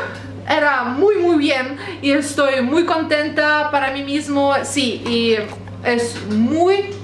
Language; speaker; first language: Spanish; non-native, learner; Russian